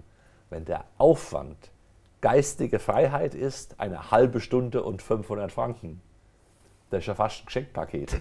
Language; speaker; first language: German; native; German